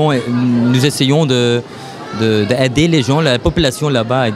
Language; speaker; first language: French; non-native, local second language; Dutch